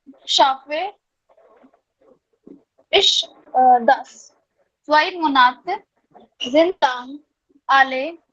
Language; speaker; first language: German; non-native, learner; Hindi